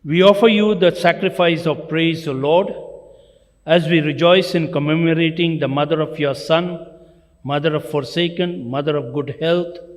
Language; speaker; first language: English; non-native, local second language; Gujarati